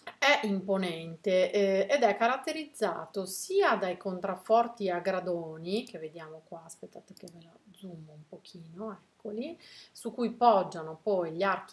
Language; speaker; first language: Italian; native; Italian